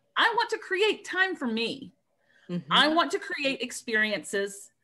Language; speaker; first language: English; native; English